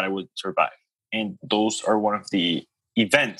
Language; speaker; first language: English; non-native, fluent; Spanish